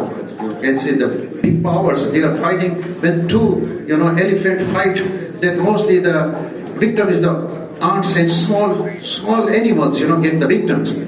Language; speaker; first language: English; non-native, learner; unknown